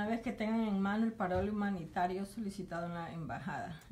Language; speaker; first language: Spanish; native; Spanish